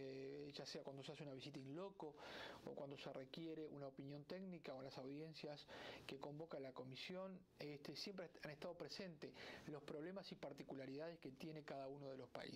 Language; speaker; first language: Spanish; native; Spanish